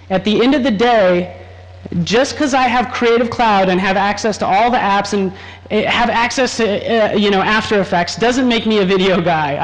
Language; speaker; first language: English; native; English